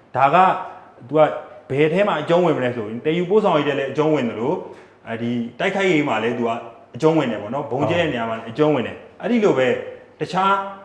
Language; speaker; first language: Burmese; native; Burmese